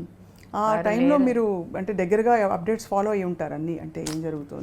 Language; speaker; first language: Telugu; native; Telugu